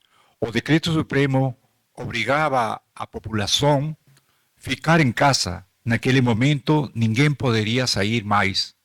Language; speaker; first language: Portuguese; non-native, fluent; Spanish